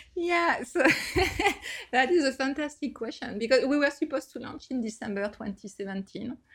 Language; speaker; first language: English; non-native, fluent; French